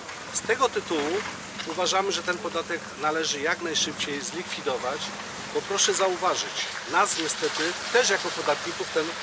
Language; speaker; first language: Polish; native; Polish